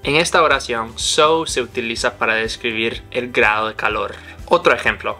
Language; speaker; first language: Spanish; non-native, fluent; English